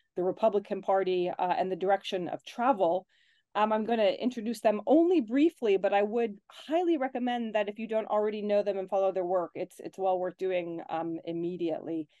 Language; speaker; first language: English; native; English